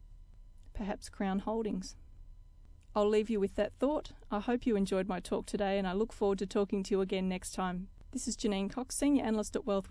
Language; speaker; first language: English; native; English